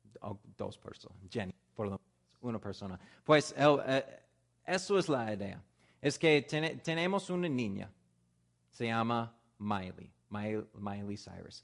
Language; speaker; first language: Spanish; non-native, fluent; English